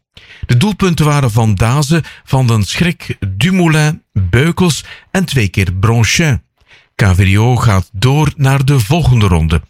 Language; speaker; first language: Dutch; native; Dutch